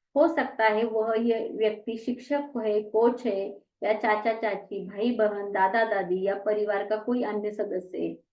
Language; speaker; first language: Hindi; non-native, local second language; Marathi